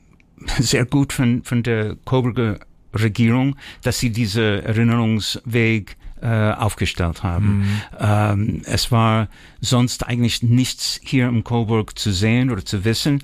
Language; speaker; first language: German; early bilingual, heritage; German